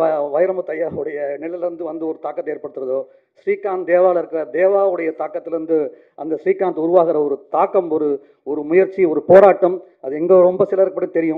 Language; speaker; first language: Tamil; native; Tamil